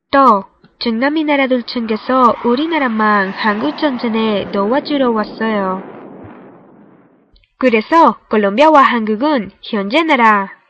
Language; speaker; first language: Korean; non-native, learner; Spanish